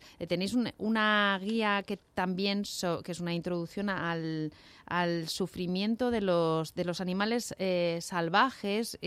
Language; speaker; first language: Spanish; native; Spanish